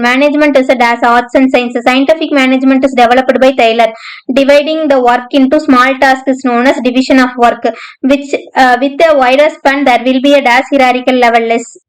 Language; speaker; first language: English; non-native, local second language; Tamil